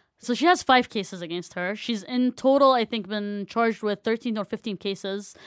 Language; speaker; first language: English; non-native, fluent; Arabic